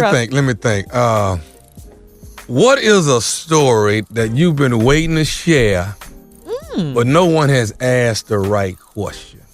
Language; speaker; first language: English; native; English